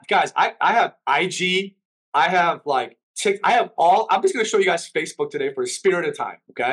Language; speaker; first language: English; early bilingual, other home language; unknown